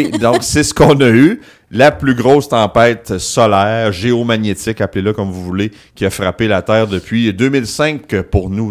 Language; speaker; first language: French; native; French